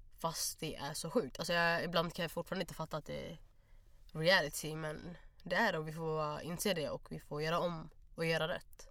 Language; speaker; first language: Swedish; early bilingual, other home language; Somali